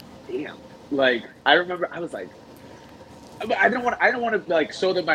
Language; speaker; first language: English; early bilingual, other home language; Spanish